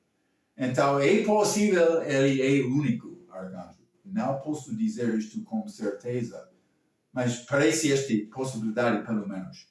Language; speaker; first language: Portuguese; non-native, learner; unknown